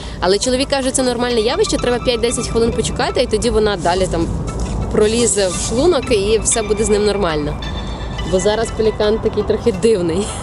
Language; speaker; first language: Ukrainian; native; Ukrainian